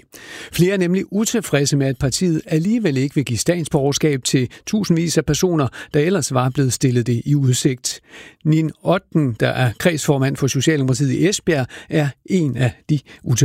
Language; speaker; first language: Danish; native; Danish